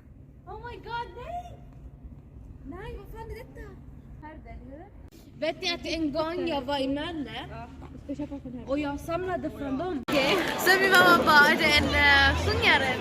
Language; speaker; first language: Swedish; early bilingual, other home language; Chechen